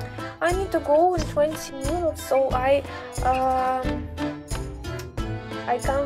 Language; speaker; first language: English; non-native, learner; Russian